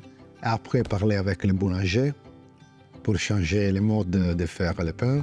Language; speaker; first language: French; non-native, fluent; Italian